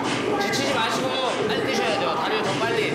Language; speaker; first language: Korean; native; Korean